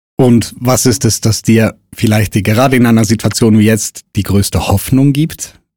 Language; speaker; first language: German; native; German